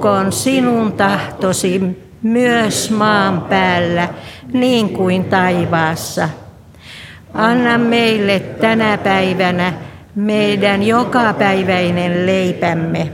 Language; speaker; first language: Finnish; native; Finnish